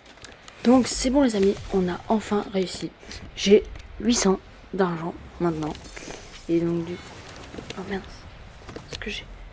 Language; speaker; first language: French; native; French